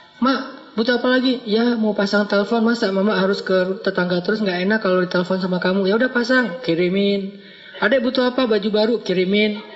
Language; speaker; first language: Indonesian; native; Indonesian